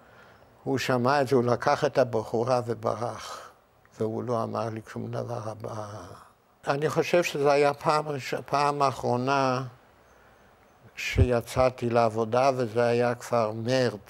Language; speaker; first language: Hebrew; non-native, fluent; Yiddish